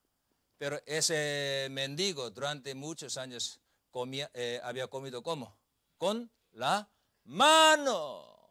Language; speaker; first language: Spanish; non-native, learner; Korean